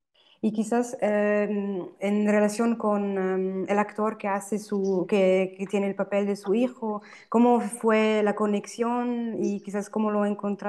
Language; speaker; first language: Spanish; non-native, fluent; German